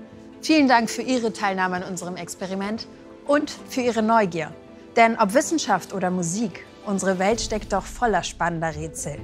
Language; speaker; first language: German; native; German